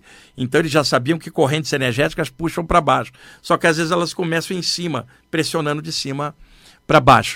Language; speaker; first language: Portuguese; native; Portuguese